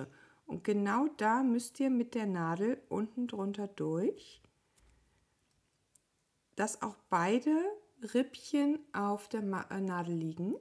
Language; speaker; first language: German; native; German